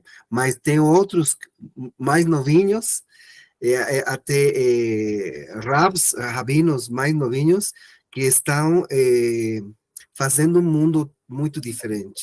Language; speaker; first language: Portuguese; non-native, learner; Spanish